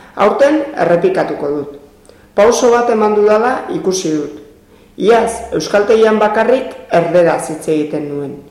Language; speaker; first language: Basque; non-native, local second language; Spanish